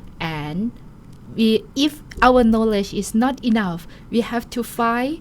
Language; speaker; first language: English; non-native, learner; Thai